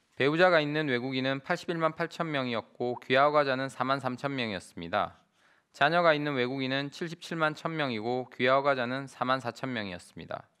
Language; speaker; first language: Korean; native; Korean